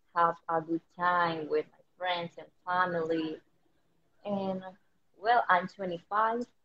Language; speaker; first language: English; non-native, learner; Spanish